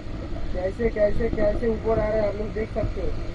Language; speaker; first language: Hindi; non-native, local second language; Bangla